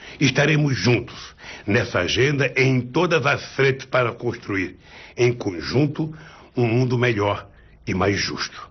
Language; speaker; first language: Portuguese; native; Portuguese